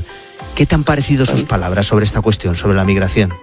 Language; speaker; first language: Spanish; native; Spanish